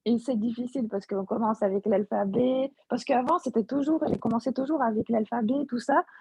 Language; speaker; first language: French; non-native, fluent; Russian